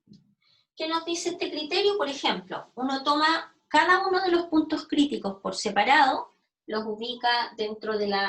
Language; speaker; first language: Spanish; native; Spanish